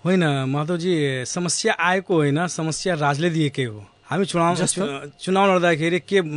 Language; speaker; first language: Nepali; non-native, local second language; Awadhi